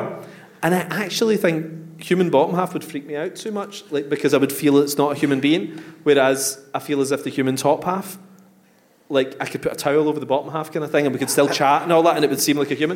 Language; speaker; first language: English; native; English